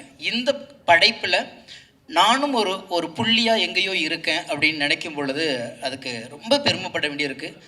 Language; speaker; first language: Tamil; native; Tamil